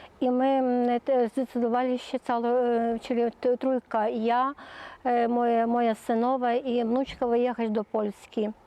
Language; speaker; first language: Polish; early bilingual, heritage; Polish